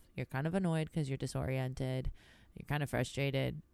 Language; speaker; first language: English; early bilingual, other home language; Greek